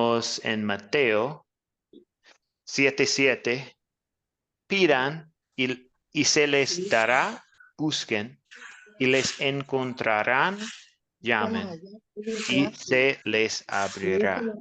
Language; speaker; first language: Spanish; non-native, fluent; English